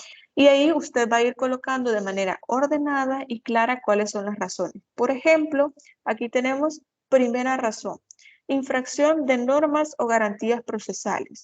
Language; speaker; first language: Spanish; native; Spanish